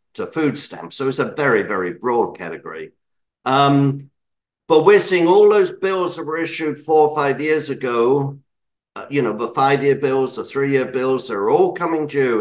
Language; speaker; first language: English; native; English